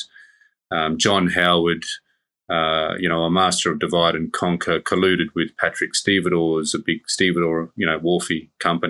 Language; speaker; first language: English; native; English